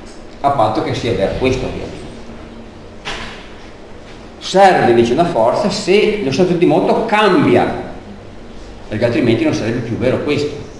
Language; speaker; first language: Italian; native; Italian